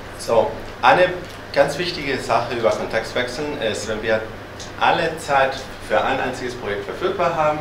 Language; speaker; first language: German; non-native, fluent; Spanish